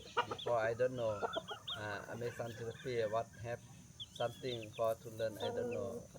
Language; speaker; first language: English; non-native, learner; Thai